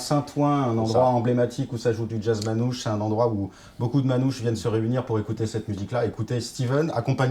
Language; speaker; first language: French; native; French